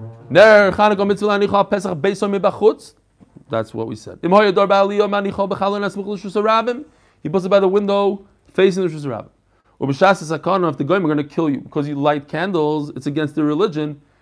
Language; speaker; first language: English; native; English